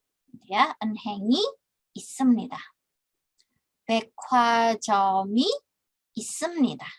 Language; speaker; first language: Korean; non-native, fluent; Indonesian